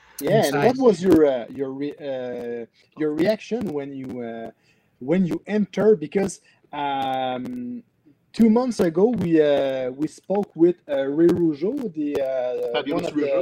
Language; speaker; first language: English; non-native, learner; French